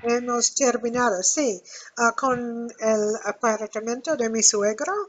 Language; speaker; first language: Spanish; non-native, learner; English